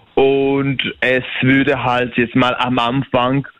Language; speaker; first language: German; non-native, fluent; Bosnian